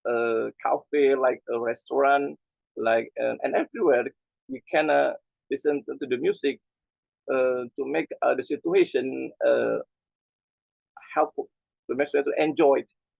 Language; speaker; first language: English; non-native, learner; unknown